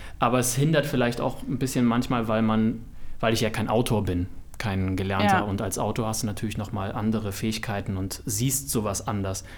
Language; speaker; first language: German; native; German